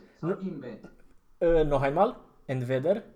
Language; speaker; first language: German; non-native, fluent; Romanian